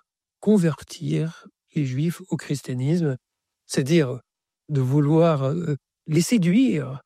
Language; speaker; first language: French; native; French